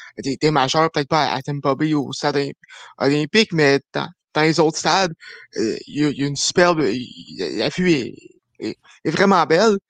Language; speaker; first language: French; native; French